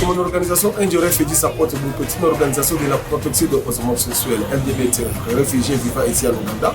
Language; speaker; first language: French; non-native, local second language; Swahili